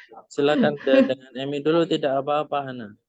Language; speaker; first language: Indonesian; native; Indonesian